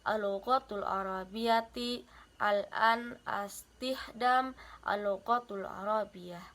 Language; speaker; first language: Arabic; non-native, learner; Indonesian